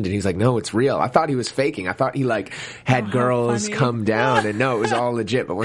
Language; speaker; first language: English; native; English